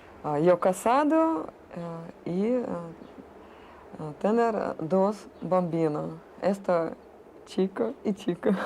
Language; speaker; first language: Spanish; non-native, learner; Russian